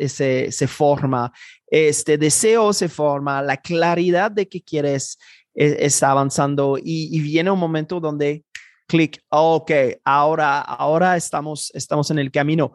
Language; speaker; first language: Spanish; non-native, fluent; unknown